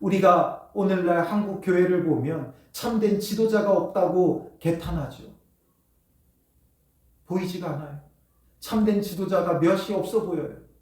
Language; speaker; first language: Korean; native; Korean